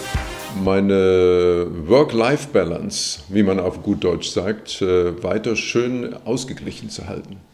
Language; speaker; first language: German; native; German